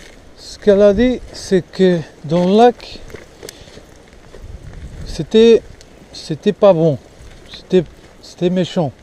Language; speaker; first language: French; non-native, fluent; Portuguese